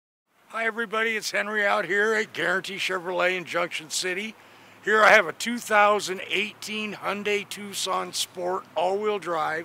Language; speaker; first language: English; native; English